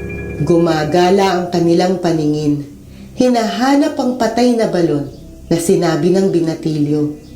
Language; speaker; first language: Filipino; native; Filipino